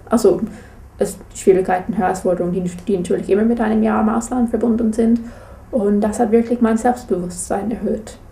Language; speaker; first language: German; non-native, fluent; English